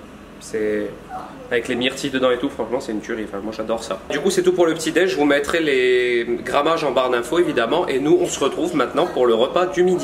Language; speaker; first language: French; native; French